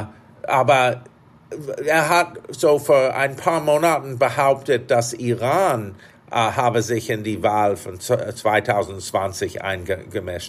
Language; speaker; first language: German; non-native, fluent; English